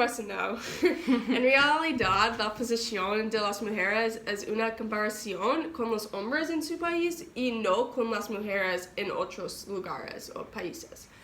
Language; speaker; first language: Spanish; non-native, learner; English